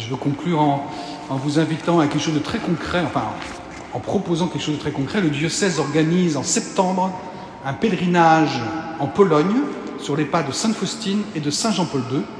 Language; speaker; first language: French; native; French